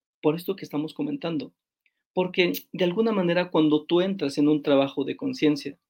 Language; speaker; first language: Spanish; native; Spanish